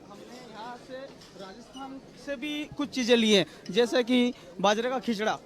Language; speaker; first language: Hindi; native; Hindi